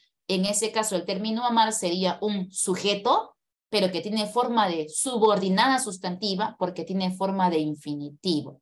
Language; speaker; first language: Spanish; native; Spanish